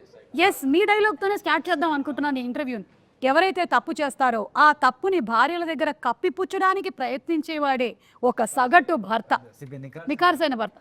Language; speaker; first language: Telugu; non-native, local second language; Malayalam